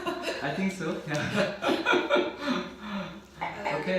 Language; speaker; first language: English; non-native, learner; Korean